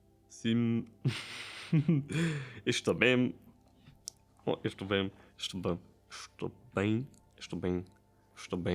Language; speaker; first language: Portuguese; non-native, learner; German